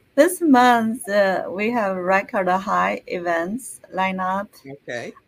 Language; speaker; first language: English; non-native, fluent; Chinese